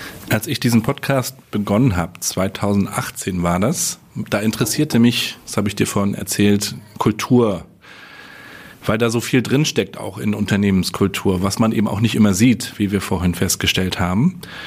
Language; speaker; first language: German; native; German